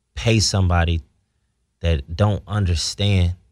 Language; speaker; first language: English; native; English